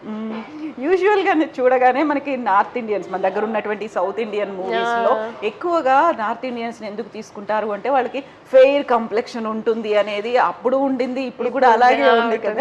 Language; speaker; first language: Telugu; native; Telugu